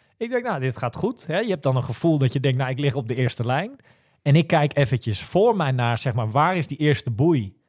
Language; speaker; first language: Dutch; native; Dutch